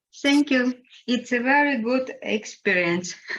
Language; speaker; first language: English; non-native, learner; Russian